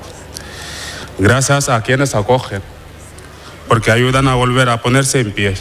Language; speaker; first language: Spanish; non-native, fluent; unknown